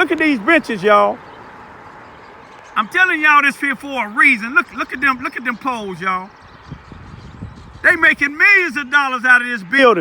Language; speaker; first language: English; native; English